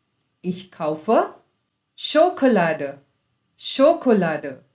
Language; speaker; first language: German; non-native, fluent; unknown